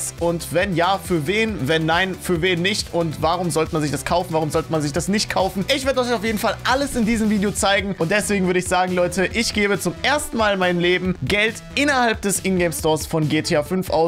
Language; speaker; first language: German; native; German